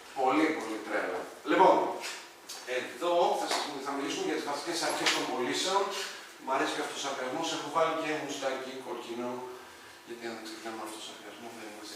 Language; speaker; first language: Greek; early bilingual, other home language; Arabic